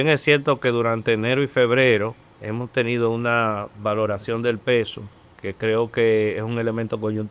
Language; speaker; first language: Spanish; native; Spanish